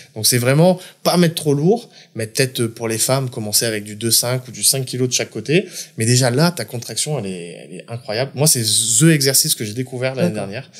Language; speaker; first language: French; native; French